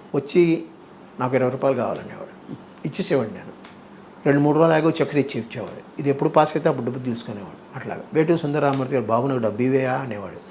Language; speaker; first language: Telugu; native; Telugu